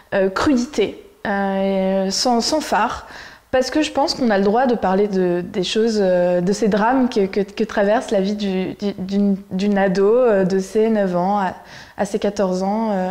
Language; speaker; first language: French; native; French